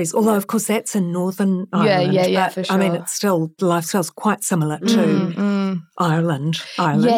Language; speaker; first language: English; native; English